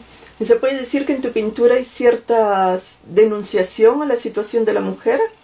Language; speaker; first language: Spanish; native; Spanish